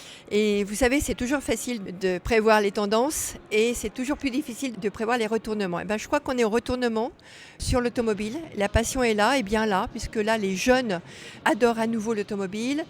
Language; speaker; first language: French; native; French